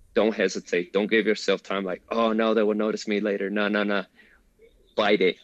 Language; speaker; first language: English; early bilingual, other home language; Spanish